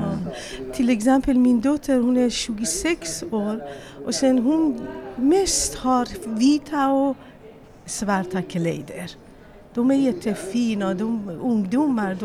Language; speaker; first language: Swedish; non-native, learner; Persian